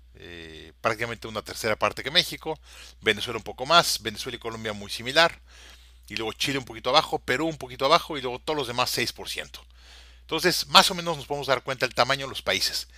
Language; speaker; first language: Spanish; native; Spanish